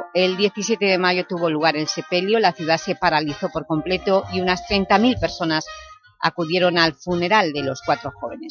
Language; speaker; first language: Spanish; native; Spanish